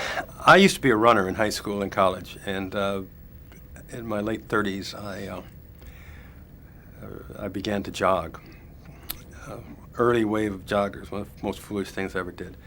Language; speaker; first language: English; native; English